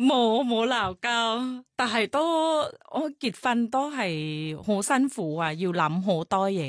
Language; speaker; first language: Cantonese; non-native, fluent; Thai